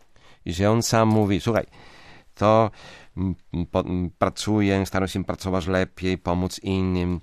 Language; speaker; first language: Polish; non-native, fluent; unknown